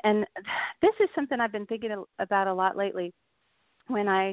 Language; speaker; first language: English; native; English